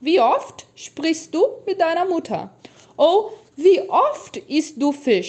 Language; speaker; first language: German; non-native, fluent; Portuguese